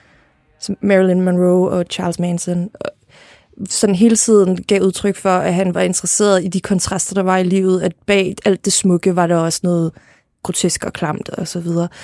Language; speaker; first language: Danish; native; Danish